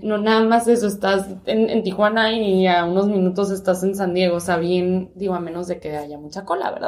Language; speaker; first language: Spanish; early bilingual, heritage; Spanish